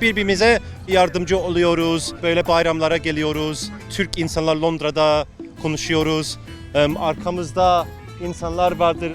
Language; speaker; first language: Turkish; early bilingual, heritage; Turkish